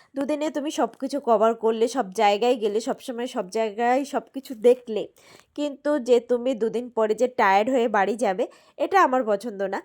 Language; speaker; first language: Bangla; native; Bangla